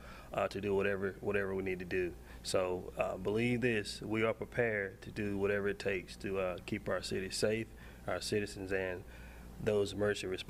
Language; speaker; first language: English; native; English